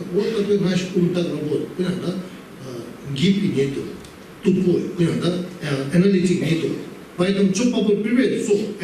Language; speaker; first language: Russian; non-native, learner; Tibetan